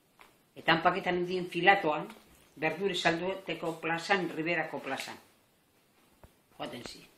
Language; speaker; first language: Basque; native; Basque